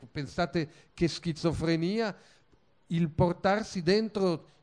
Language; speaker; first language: Italian; early bilingual, other home language; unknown